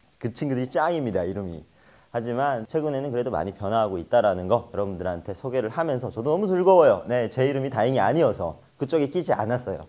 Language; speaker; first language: Korean; native; Korean